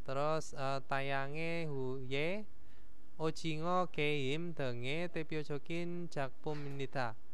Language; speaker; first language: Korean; non-native, fluent; Indonesian